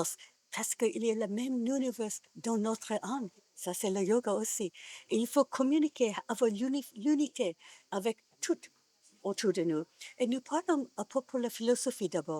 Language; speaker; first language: French; non-native, learner; Japanese